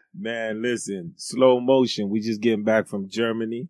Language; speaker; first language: English; early bilingual, other home language; Haitian Creole